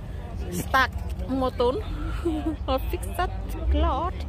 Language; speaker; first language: Swedish; non-native, learner; Thai